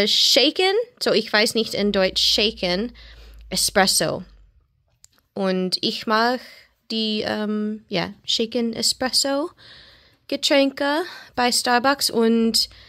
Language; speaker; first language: German; non-native, learner; English